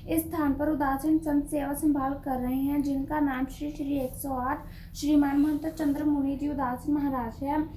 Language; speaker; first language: Hindi; non-native, local second language; Punjabi